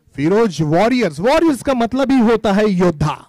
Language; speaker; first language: Hindi; non-native, local second language; Marathi